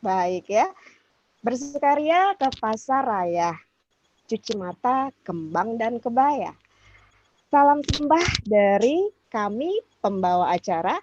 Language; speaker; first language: Indonesian; native; Indonesian